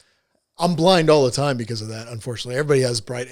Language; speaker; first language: English; native; English